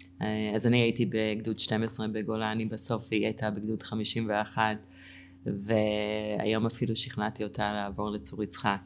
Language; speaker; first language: Hebrew; non-native, fluent; English